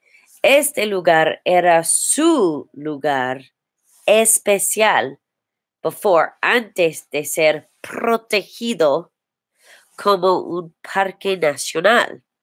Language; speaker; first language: Spanish; non-native, learner; English